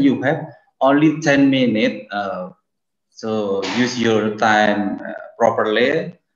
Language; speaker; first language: English; non-native, fluent; Indonesian